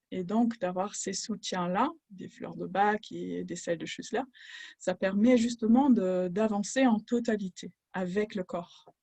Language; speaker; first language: French; non-native, fluent; German